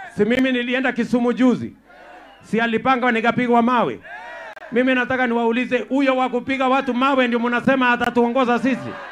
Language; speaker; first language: Swahili; non-native, local second language; Kalenjin